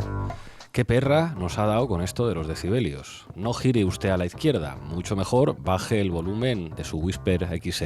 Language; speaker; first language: Spanish; native; Spanish